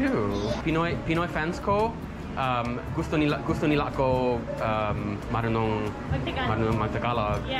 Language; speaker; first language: Filipino; non-native, learner; English